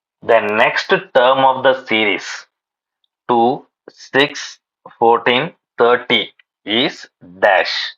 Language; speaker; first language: English; non-native, local second language; Tamil